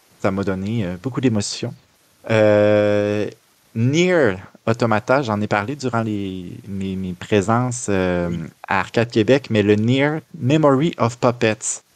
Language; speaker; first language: French; native; French